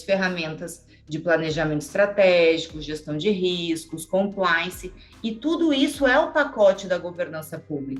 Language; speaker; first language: Portuguese; native; Portuguese